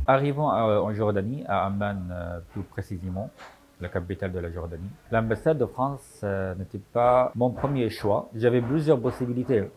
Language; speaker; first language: French; non-native, fluent; Arabic